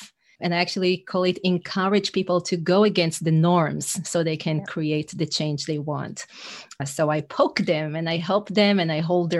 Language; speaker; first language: English; non-native, fluent; Hebrew